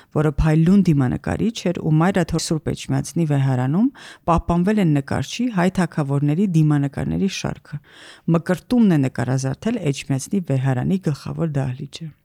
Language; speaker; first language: Armenian; native; Armenian